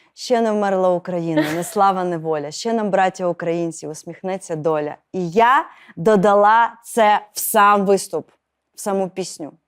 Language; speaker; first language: Ukrainian; non-native, local second language; Russian